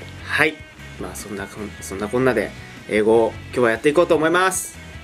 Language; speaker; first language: Japanese; native; Japanese